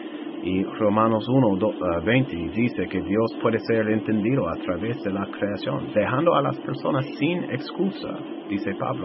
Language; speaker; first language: Spanish; non-native, fluent; English